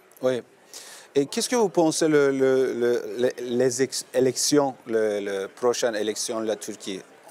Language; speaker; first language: French; non-native, learner; Turkish